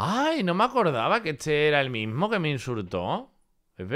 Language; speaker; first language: Spanish; native; Spanish